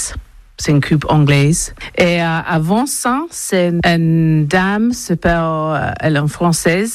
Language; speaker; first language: French; non-native, learner; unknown